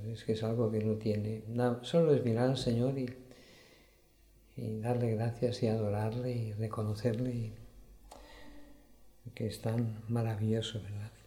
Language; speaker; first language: Spanish; native; Spanish